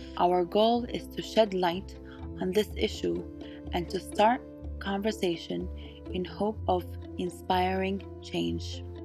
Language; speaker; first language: English; early bilingual, other home language; Arabic